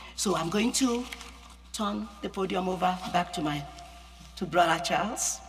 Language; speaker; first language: English; non-native, local second language; Yoruba